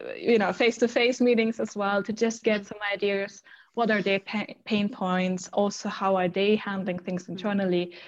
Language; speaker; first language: English; non-native, fluent; German